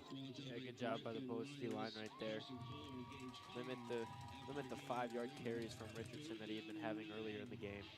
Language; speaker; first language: English; native; English